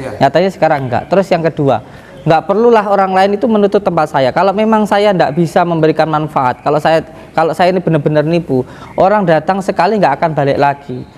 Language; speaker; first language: Indonesian; native; Indonesian